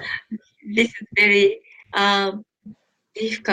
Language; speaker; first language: English; non-native, learner; Japanese